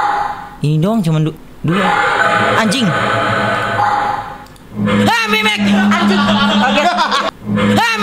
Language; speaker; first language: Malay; non-native, local second language; Sundanese